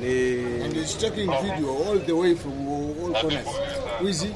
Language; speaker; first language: English; non-native, local second language; Swahili